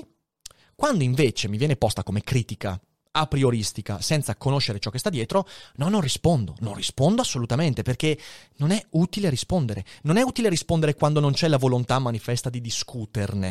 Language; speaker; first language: Italian; native; Italian